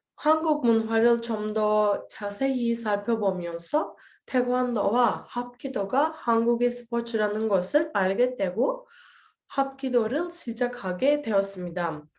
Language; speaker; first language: Korean; non-native, fluent; Turkish